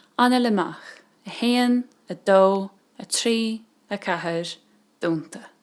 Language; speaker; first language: Irish; native; Irish